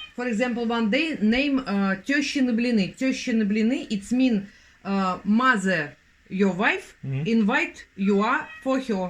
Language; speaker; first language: English; non-native, learner; Russian